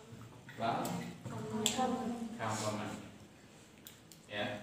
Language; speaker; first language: English; non-native, fluent; Indonesian